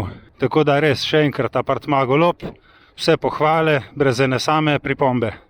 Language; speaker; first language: Slovenian; native; Slovenian